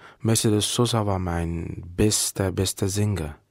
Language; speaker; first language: German; non-native, learner; Persian